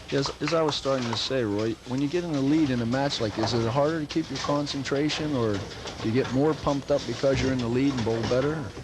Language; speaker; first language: English; native; English